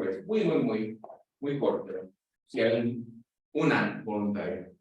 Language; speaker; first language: Spanish; non-native, fluent; English